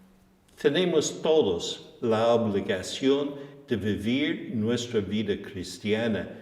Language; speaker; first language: Spanish; non-native, fluent; English